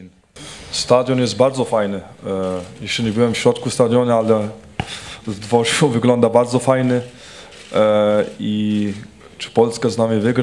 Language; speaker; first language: Polish; early bilingual, heritage; Polish